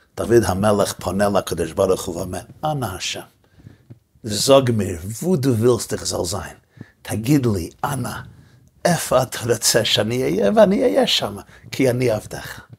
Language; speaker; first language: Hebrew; non-native, fluent; English